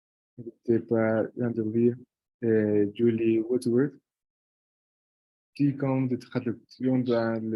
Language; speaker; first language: French; non-native, fluent; Portuguese